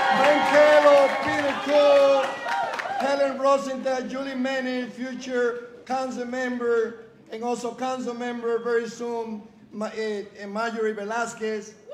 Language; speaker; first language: English; non-native, fluent; Spanish